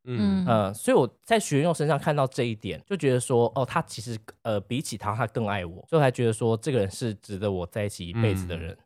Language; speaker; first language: Chinese; native; Chinese